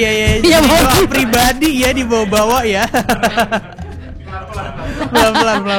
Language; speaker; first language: Indonesian; native; Indonesian